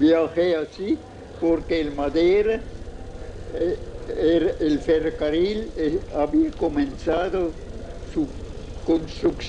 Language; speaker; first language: Spanish; non-native, fluent; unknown